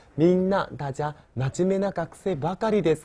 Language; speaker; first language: Japanese; non-native, fluent; Chinese